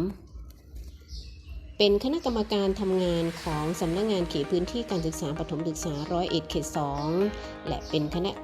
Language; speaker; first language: Thai; native; Thai